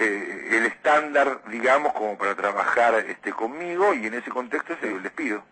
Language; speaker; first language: Spanish; native; Spanish